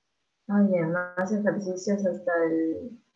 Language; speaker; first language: Spanish; native; Spanish